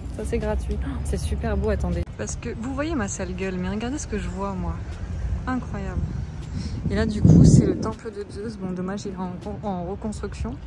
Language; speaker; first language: French; native; French